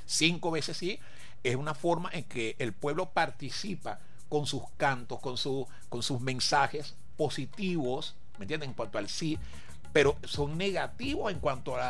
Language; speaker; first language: Spanish; native; Spanish